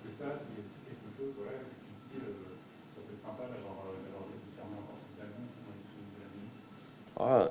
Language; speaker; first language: French; native; French